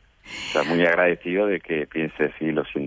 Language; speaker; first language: Spanish; native; Spanish